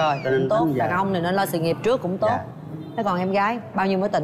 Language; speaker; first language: Vietnamese; native; Vietnamese